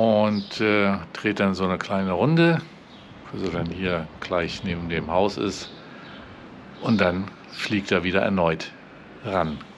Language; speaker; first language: German; native; German